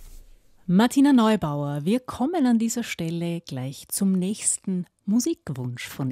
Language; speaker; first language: German; native; German